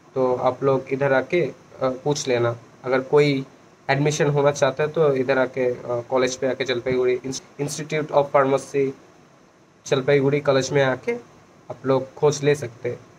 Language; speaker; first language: Hindi; non-native, local second language; Bangla